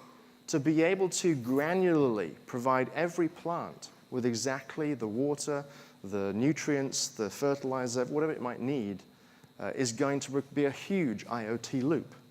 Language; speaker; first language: English; native; English